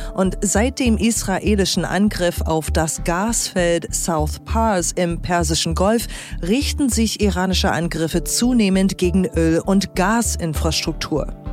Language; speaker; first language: German; native; German